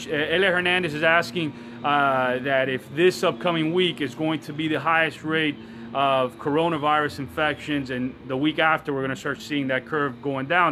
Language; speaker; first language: English; early bilingual, other home language; Spanish